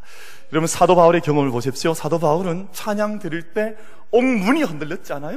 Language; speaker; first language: Korean; native; Korean